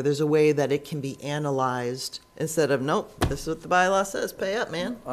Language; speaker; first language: English; native; English